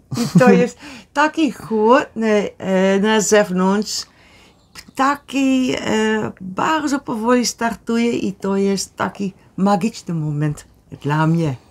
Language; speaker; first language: Polish; non-native, learner; Dutch